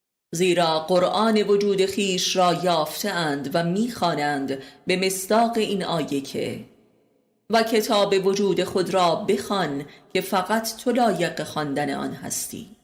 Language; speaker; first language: Persian; native; Persian